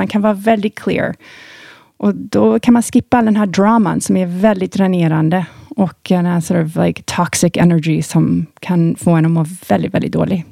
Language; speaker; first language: Swedish; early bilingual, heritage; Swedish